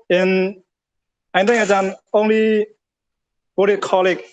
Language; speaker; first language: English; non-native, learner; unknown